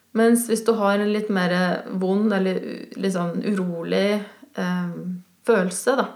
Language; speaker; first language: Norwegian; non-native, fluent; Swiss German